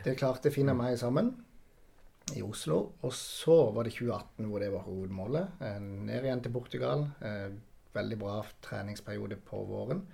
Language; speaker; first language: Norwegian; native; Norwegian